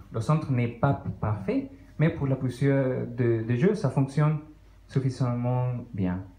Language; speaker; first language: French; non-native, fluent; Spanish